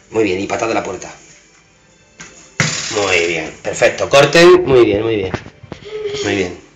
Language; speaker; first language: Spanish; native; Spanish